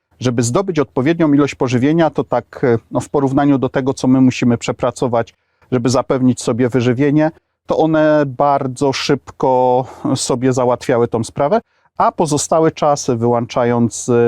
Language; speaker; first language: Polish; native; Polish